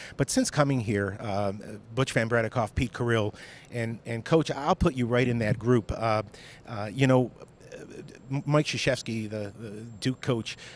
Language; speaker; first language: English; native; English